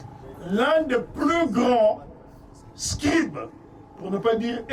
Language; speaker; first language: French; non-native, local second language; Kongo